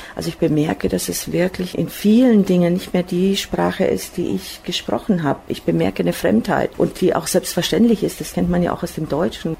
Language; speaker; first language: German; native; German